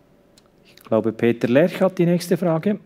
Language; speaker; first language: German; native; German